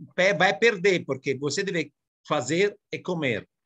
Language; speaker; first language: Portuguese; non-native, fluent; Italian